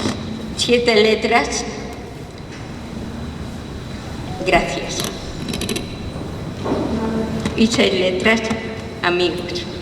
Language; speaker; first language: Spanish; non-native, fluent; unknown